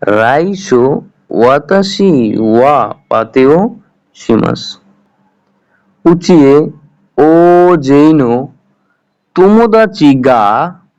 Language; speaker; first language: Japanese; non-native, learner; Bangla